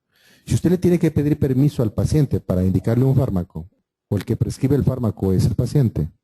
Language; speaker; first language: Spanish; native; Spanish